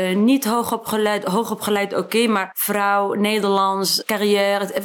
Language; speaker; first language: Dutch; non-native, fluent; Arabic